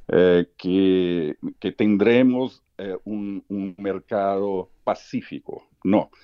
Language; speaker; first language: Spanish; early bilingual, heritage; Portuguese